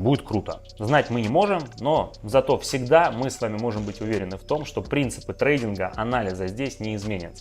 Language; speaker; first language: Russian; native; Russian